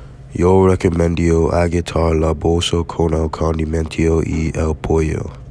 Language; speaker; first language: Spanish; non-native, learner; English